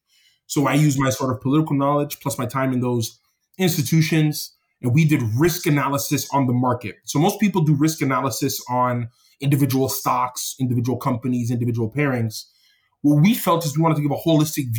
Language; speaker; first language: English; native; English